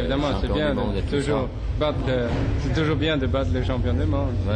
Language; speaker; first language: French; non-native, fluent; Swedish